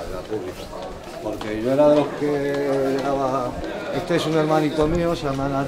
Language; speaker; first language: Spanish; non-native, fluent; Arabic